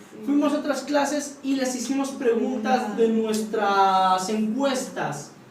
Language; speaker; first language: Spanish; native; Spanish